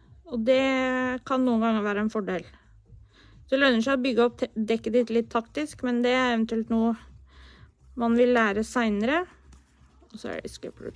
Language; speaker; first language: Norwegian; native; Norwegian